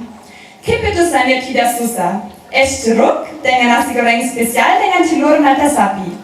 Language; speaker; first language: Indonesian; non-native, learner; German